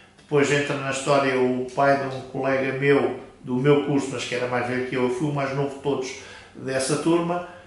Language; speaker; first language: Portuguese; native; Portuguese